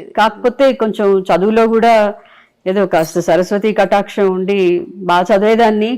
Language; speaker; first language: Telugu; native; Telugu